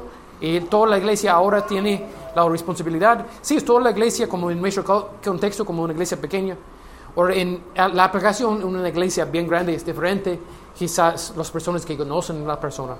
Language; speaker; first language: Spanish; non-native, learner; English